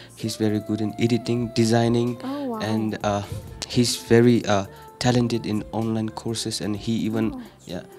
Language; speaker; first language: English; non-native, fluent; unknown